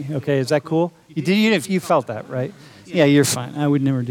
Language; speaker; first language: English; native; English